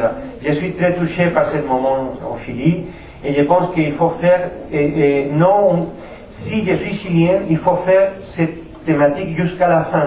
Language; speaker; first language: French; non-native, fluent; Spanish